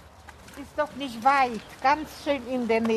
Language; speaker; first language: German; non-native, fluent; Polish